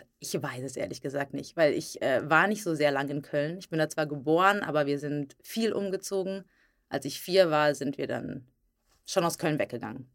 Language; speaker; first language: German; native; German